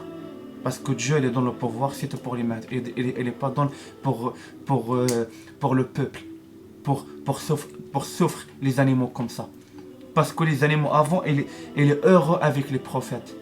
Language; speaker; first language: French; non-native, learner; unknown